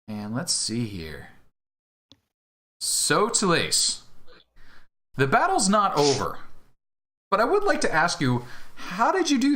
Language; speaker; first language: English; native; English